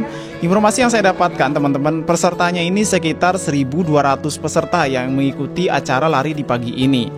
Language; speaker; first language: Indonesian; native; Indonesian